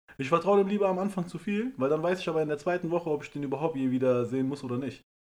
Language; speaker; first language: German; early bilingual, other home language; Persian